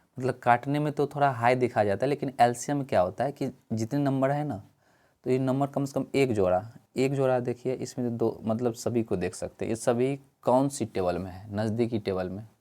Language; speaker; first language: Hindi; native; Hindi